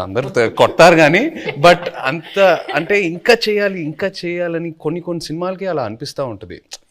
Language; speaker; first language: Telugu; native; Telugu